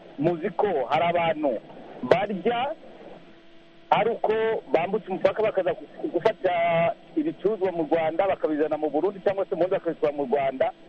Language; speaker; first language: Rundi; native; Rundi